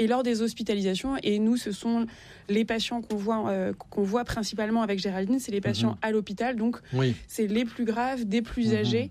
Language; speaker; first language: French; native; French